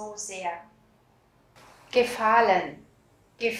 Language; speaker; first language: German; non-native, fluent; Vietnamese